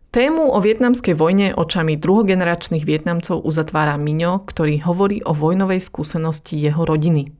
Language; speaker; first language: Slovak; early bilingual, other home language; Vietnamese